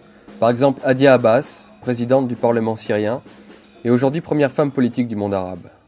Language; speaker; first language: French; native; French